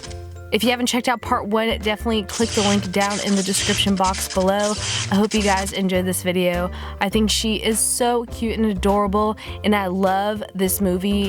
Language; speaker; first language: English; native; English